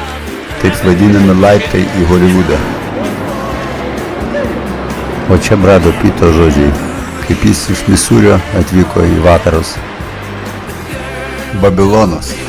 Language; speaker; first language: Lithuanian; native; Lithuanian